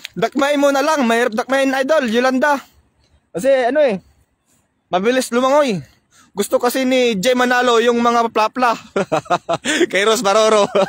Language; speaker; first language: Filipino; non-native, local second language; Iloko